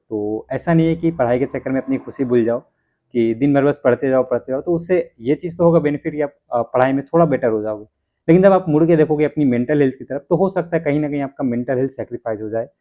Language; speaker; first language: Hindi; native; Hindi